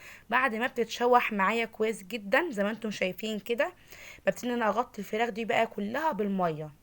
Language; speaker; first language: Arabic; native; Arabic